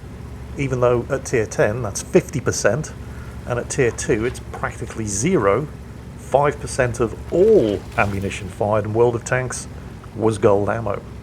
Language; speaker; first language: English; native; English